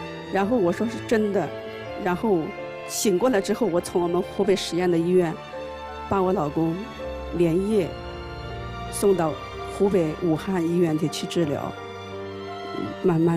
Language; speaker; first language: Chinese; native; Chinese